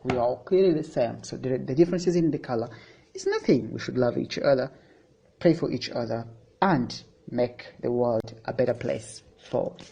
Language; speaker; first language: English; non-native, local second language; Swahili